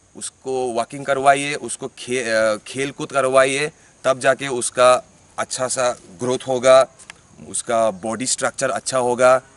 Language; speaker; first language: Hindi; non-native, local second language; Bangla